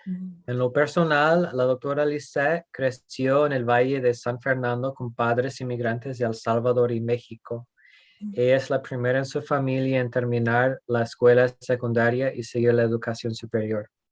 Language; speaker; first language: Spanish; non-native, fluent; English